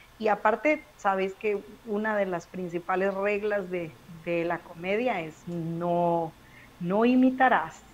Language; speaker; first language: Spanish; native; Spanish